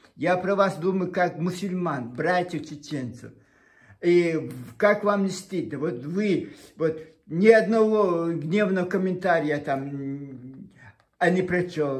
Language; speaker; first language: Russian; non-native, local second language; Chechen